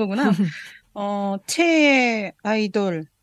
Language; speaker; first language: Korean; non-native, learner; Japanese